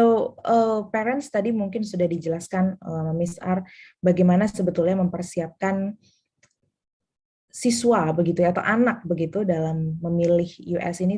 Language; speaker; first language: Indonesian; native; Indonesian